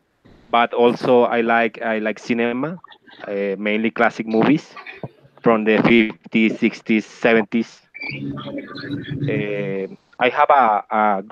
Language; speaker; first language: English; non-native, learner; Spanish